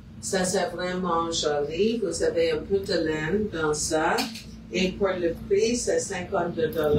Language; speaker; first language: French; non-native, fluent; English